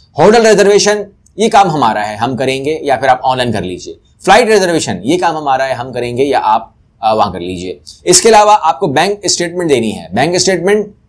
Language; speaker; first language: Urdu; native; Urdu